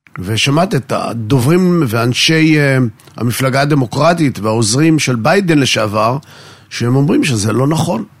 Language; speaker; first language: Hebrew; native; Hebrew